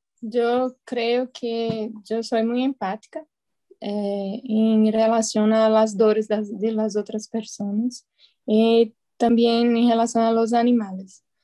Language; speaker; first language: Spanish; non-native, learner; Portuguese